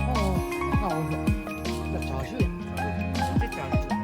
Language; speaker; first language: Japanese; native; Japanese